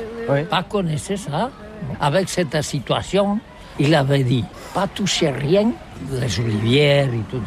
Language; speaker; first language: French; non-native, learner; Catalan